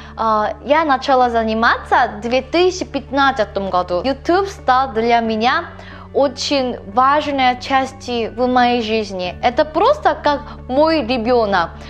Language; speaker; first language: Russian; non-native, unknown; Korean